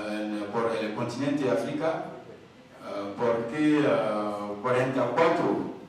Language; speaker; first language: Spanish; non-native, learner; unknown